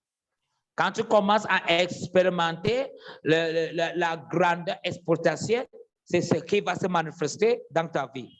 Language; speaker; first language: French; non-native, fluent; English